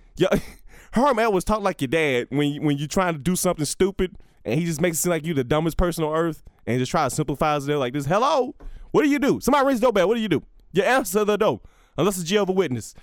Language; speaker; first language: English; native; English